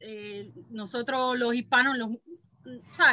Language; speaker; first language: Spanish; early bilingual, heritage; Spanish